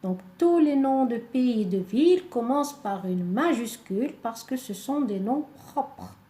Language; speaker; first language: French; non-native, local second language; Arabic